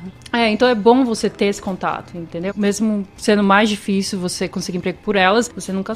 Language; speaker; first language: Portuguese; native; Portuguese